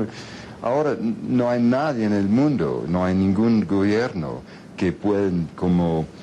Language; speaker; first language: Spanish; non-native, fluent; English